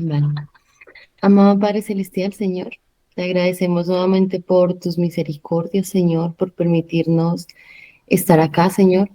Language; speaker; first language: Spanish; native; Spanish